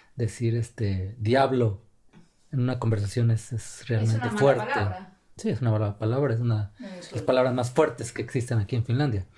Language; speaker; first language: Spanish; native; Spanish